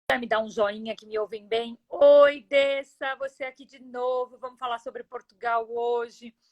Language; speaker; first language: Portuguese; native; Portuguese